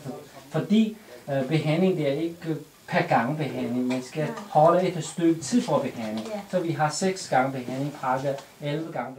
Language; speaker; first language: Danish; non-native, learner; Chinese